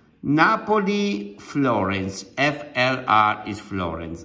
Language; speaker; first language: English; non-native, fluent; Italian